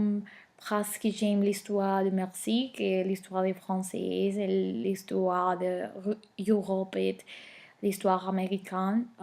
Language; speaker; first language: French; non-native, learner; Spanish